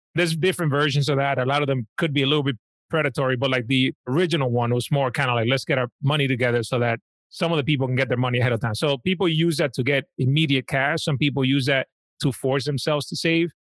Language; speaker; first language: English; early bilingual, other home language; Spanish